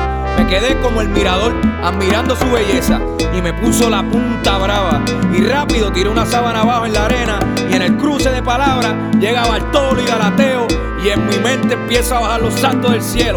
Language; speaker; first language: Spanish; native; Spanish